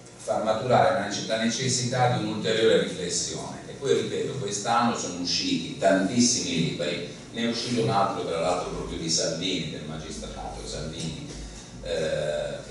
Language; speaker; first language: Italian; native; Italian